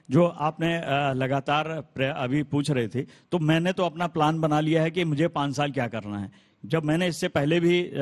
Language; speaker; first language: Hindi; native; Hindi